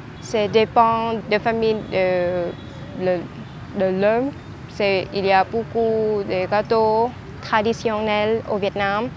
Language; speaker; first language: French; non-native, learner; Vietnamese